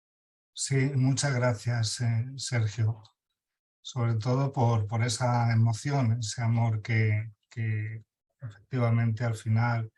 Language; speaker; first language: Spanish; native; Spanish